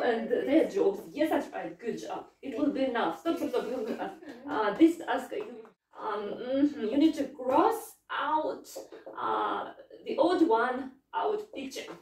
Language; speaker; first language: English; non-native, fluent; Russian